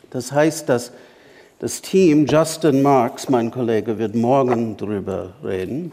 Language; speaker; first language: German; non-native, fluent; English